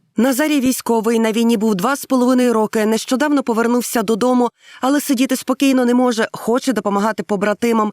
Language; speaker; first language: Ukrainian; native; Ukrainian